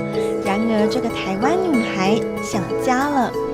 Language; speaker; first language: Chinese; native; Chinese